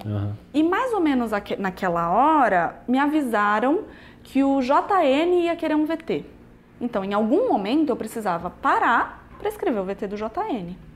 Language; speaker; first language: Portuguese; native; Portuguese